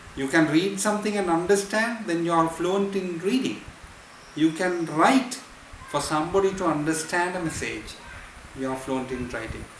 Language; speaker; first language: English; non-native, local second language; Sinhala